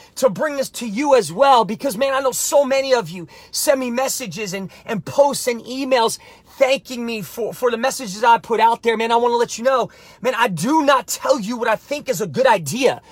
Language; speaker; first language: English; native; English